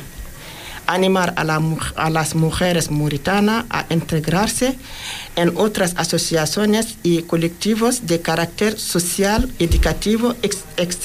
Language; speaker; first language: Spanish; non-native, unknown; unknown